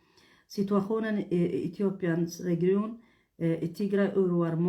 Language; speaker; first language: Swedish; non-native, fluent; Tigrinya